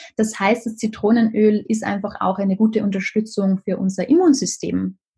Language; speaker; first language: German; native; German